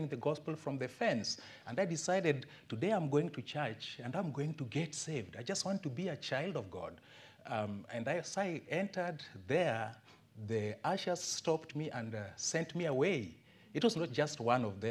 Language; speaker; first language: English; non-native, local second language; Luo (Kenya and Tanzania)